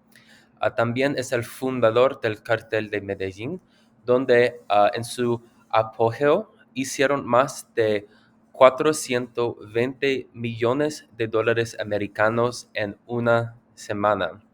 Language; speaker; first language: Spanish; non-native, learner; English